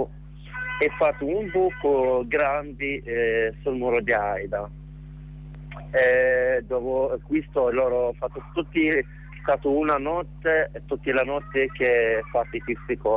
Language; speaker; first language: Italian; non-native, learner; Arabic